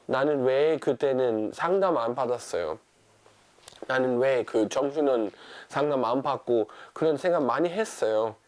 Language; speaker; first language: Korean; non-native, fluent; Danish